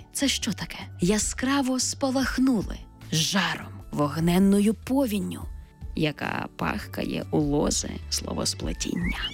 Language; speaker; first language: Ukrainian; native; Ukrainian